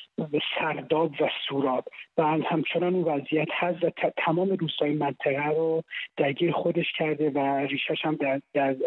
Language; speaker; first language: Persian; non-native, local second language; Central Kurdish